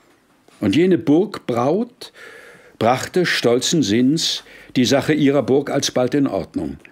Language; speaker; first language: German; native; German